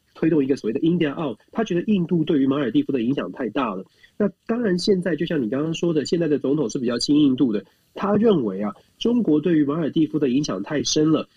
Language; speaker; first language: Chinese; native; Chinese